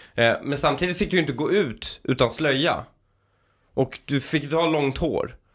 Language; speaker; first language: Swedish; early bilingual, other home language; Persian